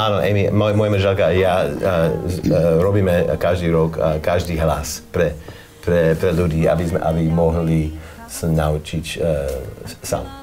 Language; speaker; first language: Slovak; non-native, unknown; English